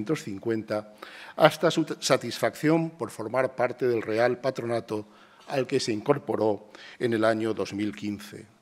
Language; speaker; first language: Spanish; native; Spanish